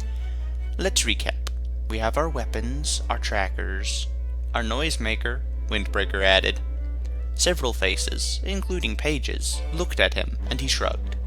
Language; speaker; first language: English; native; English